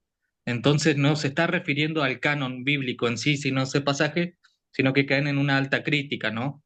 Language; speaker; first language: Spanish; native; Spanish